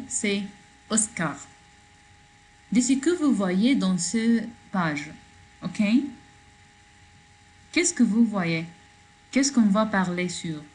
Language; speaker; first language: French; non-native, learner; Arabic